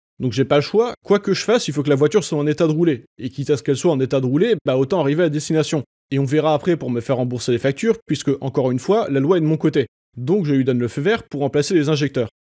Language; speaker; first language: French; native; French